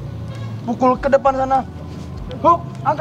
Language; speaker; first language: Indonesian; native; Indonesian